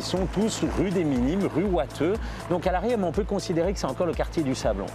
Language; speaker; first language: French; native; French